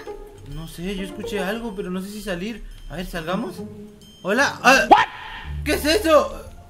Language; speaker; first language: Spanish; native; Spanish